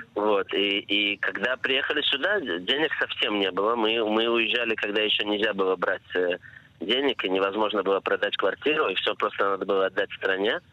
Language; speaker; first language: Russian; early bilingual, other home language; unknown